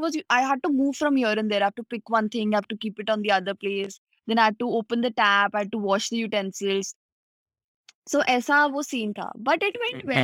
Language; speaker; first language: English; non-native, local second language; Punjabi